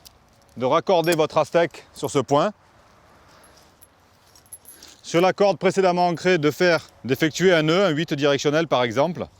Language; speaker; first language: French; native; French